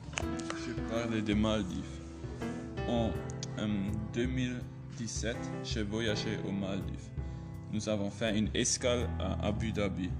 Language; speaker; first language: French; non-native, learner; German